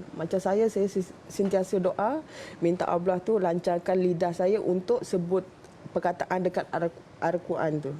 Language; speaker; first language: Malay; non-native, local second language; Iban